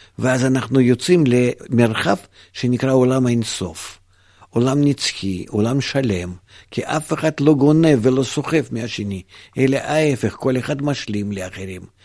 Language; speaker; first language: Hebrew; non-native, fluent; Russian